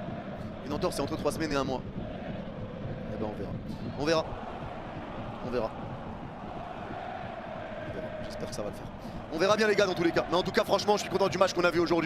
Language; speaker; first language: French; native; French